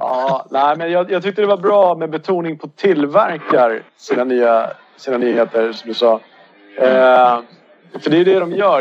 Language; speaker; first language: Swedish; native; Swedish